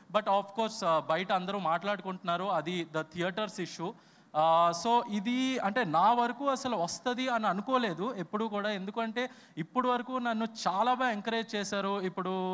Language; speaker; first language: Telugu; native; Telugu